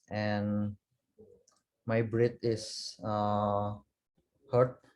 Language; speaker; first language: English; non-native, learner; Indonesian